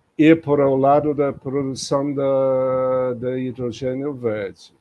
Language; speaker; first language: Portuguese; non-native, fluent; English